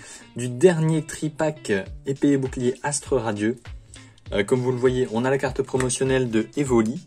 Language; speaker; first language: French; native; French